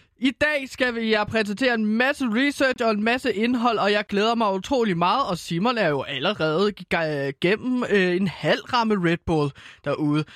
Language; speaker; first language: Danish; native; Danish